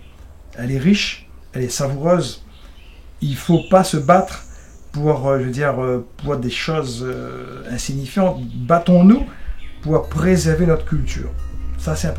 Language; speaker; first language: French; native; French